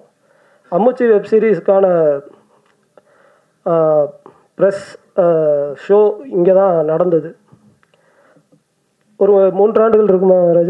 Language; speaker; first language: Tamil; native; Tamil